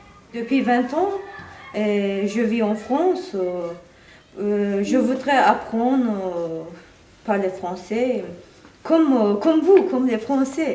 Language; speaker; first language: French; non-native, learner; Turkish